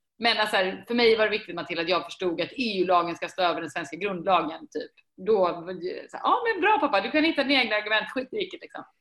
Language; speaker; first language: Swedish; native; Swedish